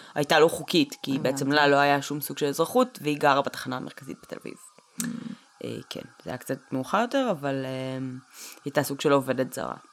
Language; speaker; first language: Hebrew; early bilingual, other home language; Russian